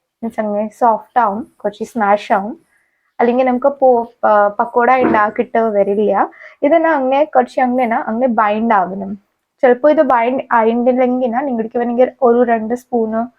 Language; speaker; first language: Malayalam; non-native, learner; Hindi